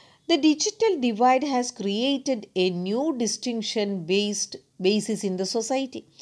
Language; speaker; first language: English; non-native, local second language; Malayalam